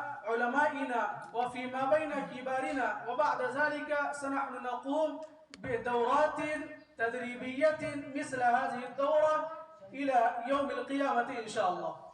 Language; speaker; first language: Arabic; non-native, fluent; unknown